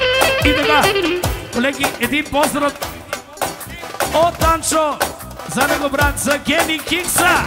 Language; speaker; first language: Bulgarian; non-native, local second language; Romany